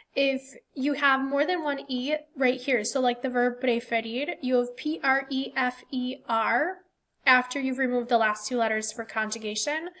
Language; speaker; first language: English; native; English